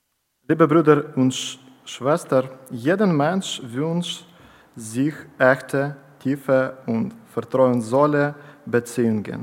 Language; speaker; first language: German; non-native, learner; Ukrainian